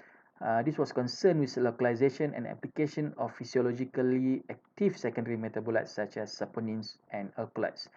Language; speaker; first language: English; non-native, fluent; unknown